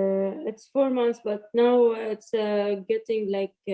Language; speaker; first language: English; non-native, learner; Arabic